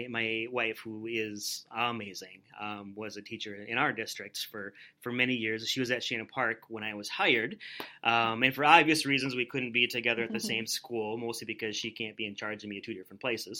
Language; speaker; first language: English; native; English